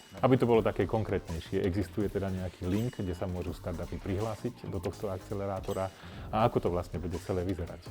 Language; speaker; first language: Slovak; native; Slovak